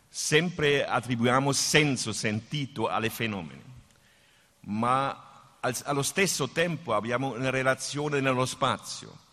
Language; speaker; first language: Italian; non-native, fluent; German